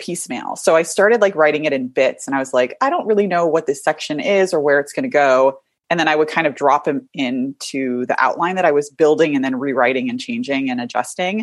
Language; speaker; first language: English; native; English